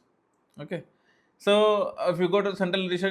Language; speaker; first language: English; non-native, local second language; Telugu